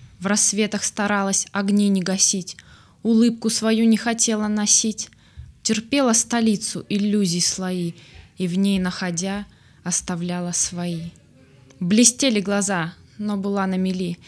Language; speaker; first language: Russian; native; Russian